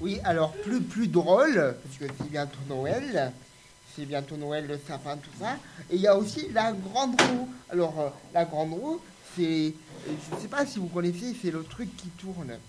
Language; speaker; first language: French; native; French